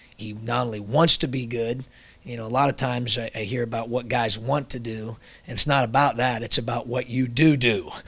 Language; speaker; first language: English; native; English